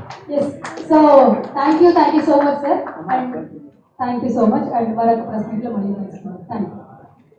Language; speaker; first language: Telugu; native; Telugu